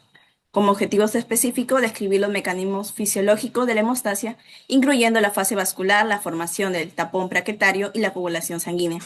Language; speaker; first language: Spanish; native; Spanish